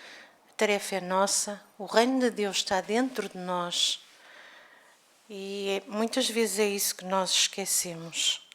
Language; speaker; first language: Portuguese; native; Portuguese